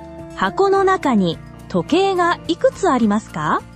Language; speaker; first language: Japanese; non-native, learner; Filipino